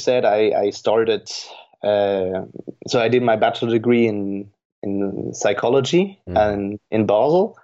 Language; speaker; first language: English; non-native, fluent; German